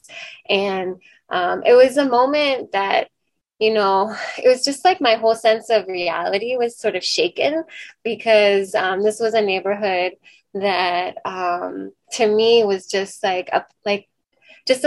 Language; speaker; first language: English; native; English